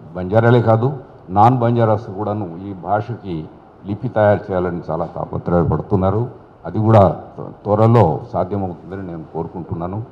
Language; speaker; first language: Telugu; non-native, local second language; Lambadi